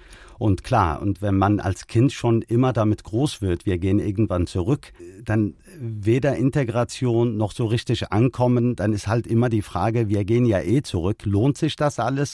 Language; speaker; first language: German; early bilingual, other home language; Turkish